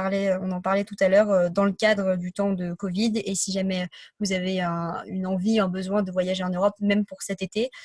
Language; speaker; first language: French; native; French